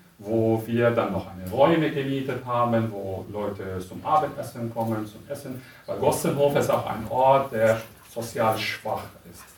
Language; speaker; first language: German; non-native, learner; Arabic